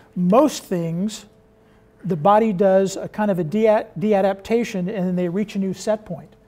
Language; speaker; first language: English; native; English